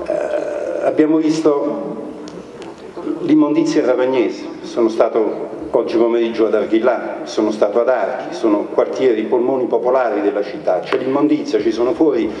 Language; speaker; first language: Italian; native; Italian